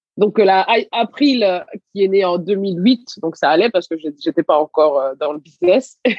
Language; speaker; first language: French; early bilingual, other home language; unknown